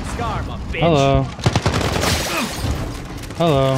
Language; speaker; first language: English; native; English